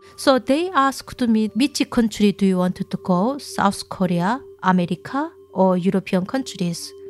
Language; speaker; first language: English; non-native, learner; Korean